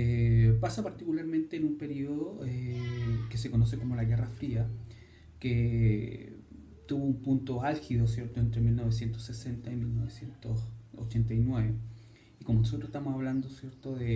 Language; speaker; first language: Spanish; native; Spanish